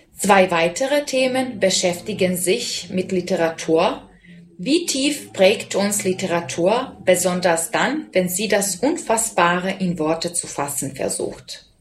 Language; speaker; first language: German; non-native, fluent; Serbian